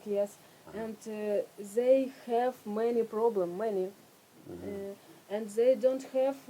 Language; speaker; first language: English; non-native, learner; Russian